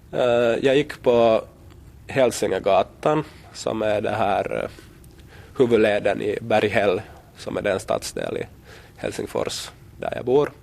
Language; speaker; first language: Swedish; native; Swedish